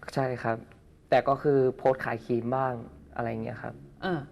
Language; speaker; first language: Thai; native; Thai